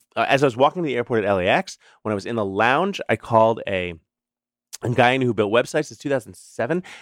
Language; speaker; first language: English; native; English